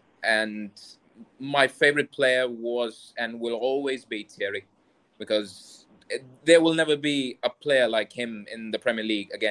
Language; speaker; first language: English; non-native, local second language; Urdu